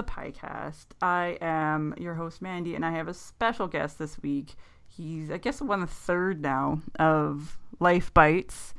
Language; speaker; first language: English; native; English